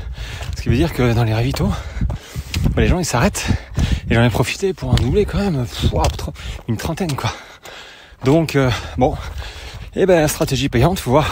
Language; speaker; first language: French; native; French